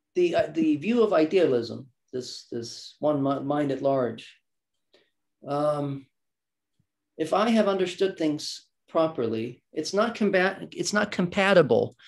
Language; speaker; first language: English; early bilingual, other home language; Swedish